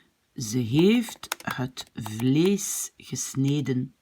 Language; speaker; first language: Dutch; non-native, fluent; French